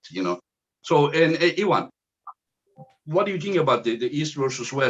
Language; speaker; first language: English; non-native, fluent; Turkish